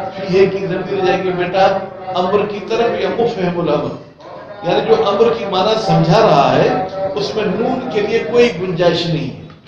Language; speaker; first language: Urdu; non-native, local second language; Sindhi